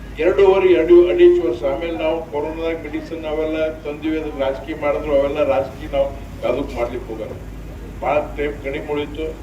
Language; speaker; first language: Kannada; non-native, local second language; Lambadi